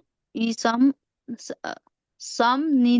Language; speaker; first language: Korean; non-native, learner; Hindi